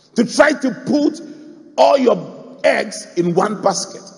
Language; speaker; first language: English; non-native, local second language; Akan